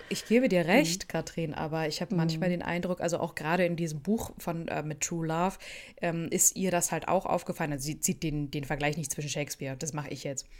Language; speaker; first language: German; native; German